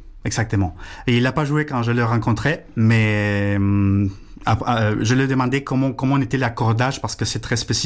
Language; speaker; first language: French; non-native, fluent; Spanish